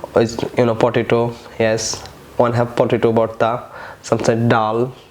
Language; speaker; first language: English; non-native, local second language; Bangla